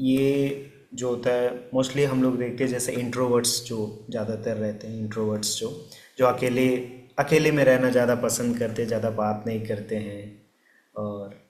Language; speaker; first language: Hindi; native; Hindi